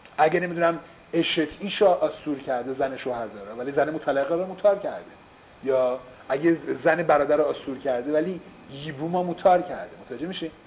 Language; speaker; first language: Persian; native; Persian